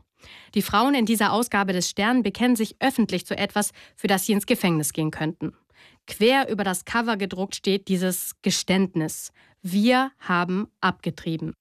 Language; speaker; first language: German; native; German